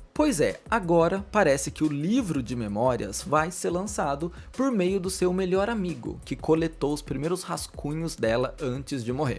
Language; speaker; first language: Portuguese; native; Portuguese